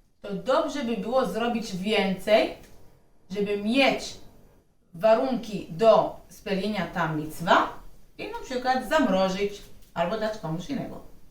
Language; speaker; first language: Polish; non-native, learner; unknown